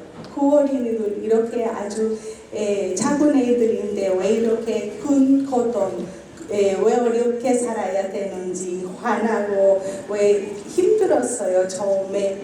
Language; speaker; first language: Korean; non-native, learner; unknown